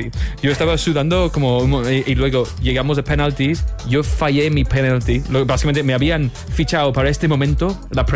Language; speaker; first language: Spanish; non-native, fluent; English